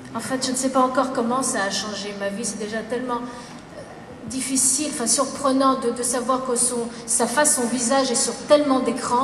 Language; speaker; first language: French; native; French